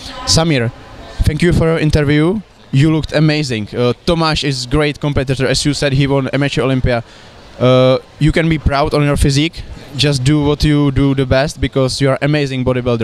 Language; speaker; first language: English; non-native, fluent; Czech